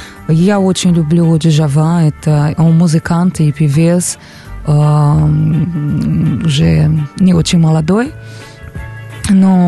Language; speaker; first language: Russian; non-native, learner; Portuguese